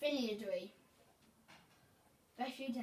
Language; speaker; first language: Welsh; non-native, learner; English